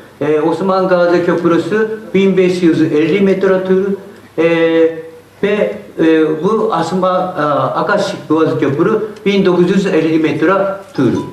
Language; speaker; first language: Turkish; non-native, learner; Japanese